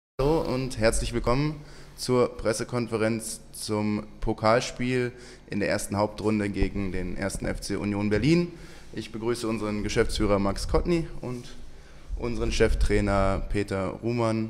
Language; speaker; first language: German; native; German